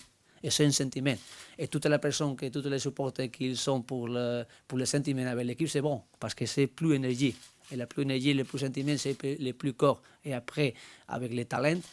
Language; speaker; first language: French; non-native, learner; Spanish